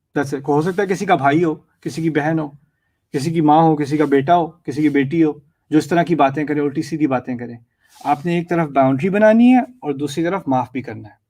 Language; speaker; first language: Urdu; early bilingual, heritage; Urdu